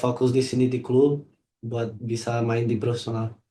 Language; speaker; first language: Indonesian; non-native, learner; Portuguese